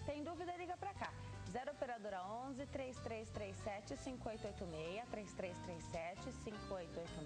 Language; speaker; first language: Portuguese; native; Portuguese